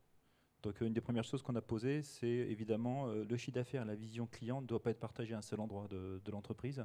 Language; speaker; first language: French; native; French